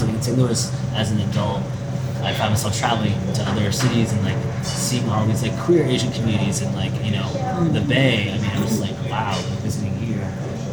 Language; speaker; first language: English; native; English